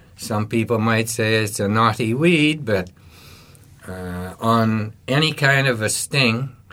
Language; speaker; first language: English; native; English